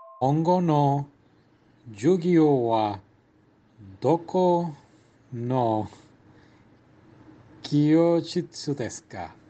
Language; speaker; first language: Japanese; non-native, learner; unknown